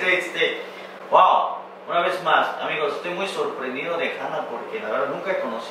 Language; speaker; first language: Spanish; non-native, fluent; Korean